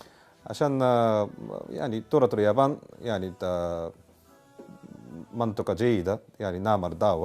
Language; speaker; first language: Arabic; non-native, learner; Japanese